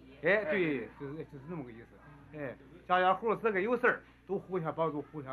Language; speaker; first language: Chinese; native; Chinese